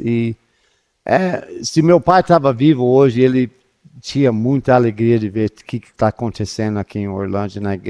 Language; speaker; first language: Portuguese; non-native, fluent; English